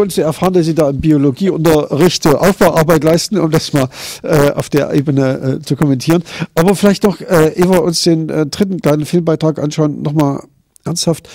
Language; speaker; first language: German; native; German